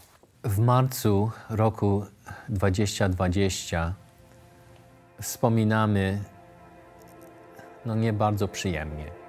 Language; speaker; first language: Polish; early bilingual, heritage; English